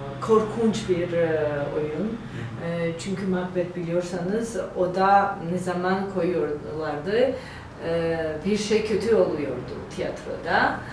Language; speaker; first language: Turkish; non-native, learner; Georgian